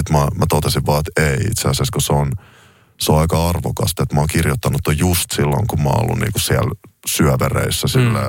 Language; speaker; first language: Finnish; native; Finnish